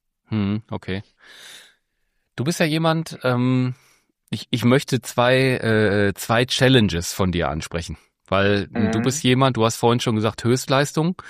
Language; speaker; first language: German; native; German